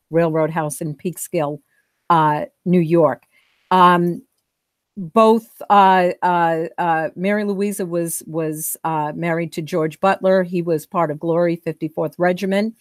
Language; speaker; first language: English; native; English